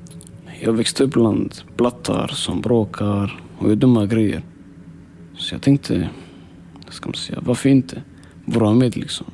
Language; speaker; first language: Swedish; early bilingual, other home language; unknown